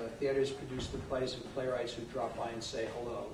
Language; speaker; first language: English; native; English